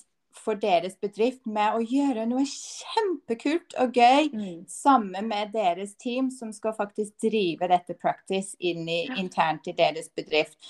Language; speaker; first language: Norwegian; non-native, fluent; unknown